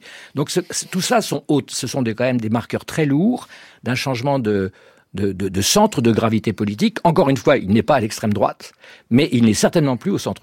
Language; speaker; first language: French; native; French